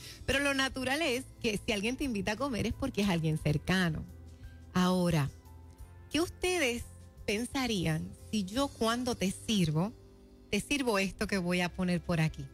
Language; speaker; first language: Spanish; native; Spanish